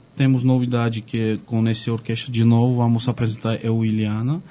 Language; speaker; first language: Portuguese; non-native, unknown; Georgian